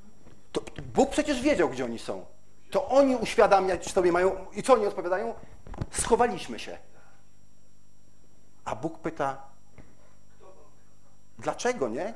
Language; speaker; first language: Polish; native; Polish